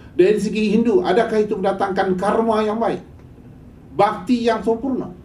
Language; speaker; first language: Malay; native; Malay